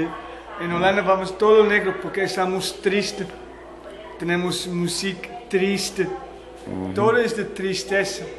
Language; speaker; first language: Spanish; non-native, fluent; Dutch